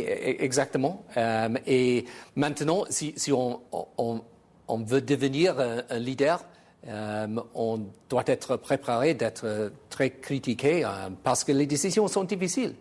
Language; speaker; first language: French; non-native, fluent; English